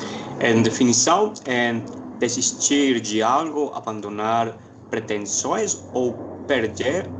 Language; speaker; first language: Portuguese; non-native, learner; Spanish